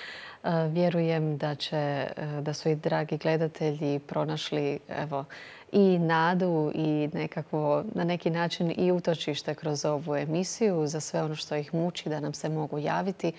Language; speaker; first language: Croatian; native; Croatian